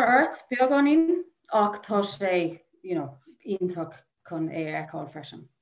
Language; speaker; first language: Irish; non-native, local second language; English